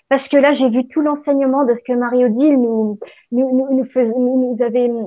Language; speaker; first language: French; native; French